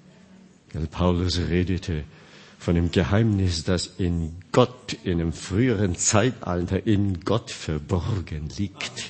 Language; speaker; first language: German; non-native, fluent; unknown